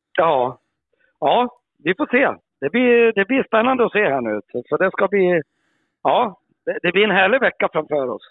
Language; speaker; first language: Swedish; native; Swedish